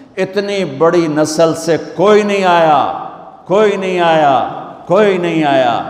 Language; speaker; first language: Urdu; non-native, local second language; Punjabi